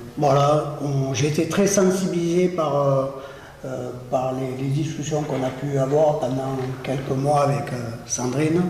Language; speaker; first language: French; native; French